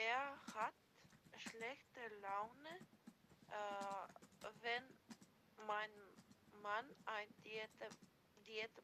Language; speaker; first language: German; non-native, learner; Macedonian